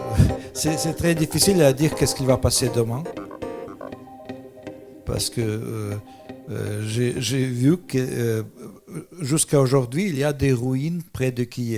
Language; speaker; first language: French; non-native, fluent; Russian